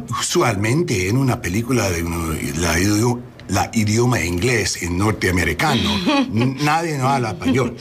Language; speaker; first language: Spanish; non-native, learner; English